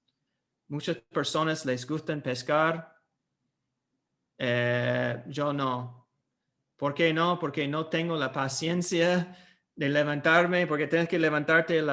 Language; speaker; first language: Spanish; non-native, fluent; English